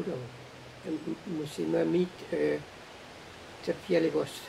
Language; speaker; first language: Czech; non-native, learner; English